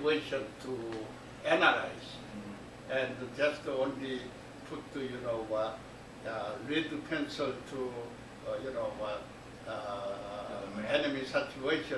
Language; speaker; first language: English; non-native, learner; Korean